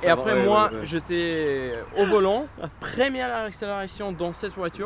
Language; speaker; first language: French; non-native, fluent; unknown